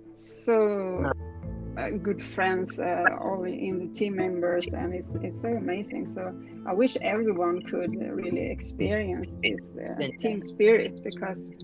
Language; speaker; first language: English; non-native, fluent; Swedish